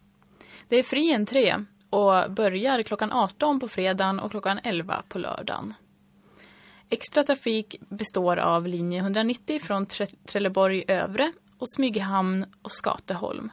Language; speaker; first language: Swedish; native; Swedish